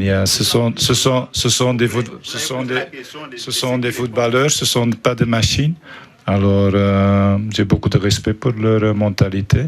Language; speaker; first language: French; non-native, fluent; Dutch